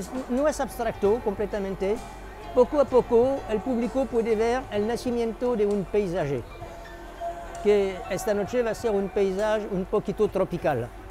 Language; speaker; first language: Spanish; non-native, fluent; French